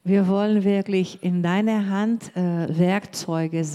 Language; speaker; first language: German; non-native, learner; Portuguese